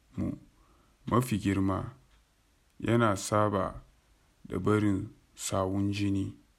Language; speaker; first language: Hausa; non-native, local second language; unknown